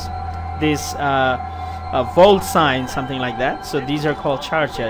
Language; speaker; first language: English; non-native, fluent; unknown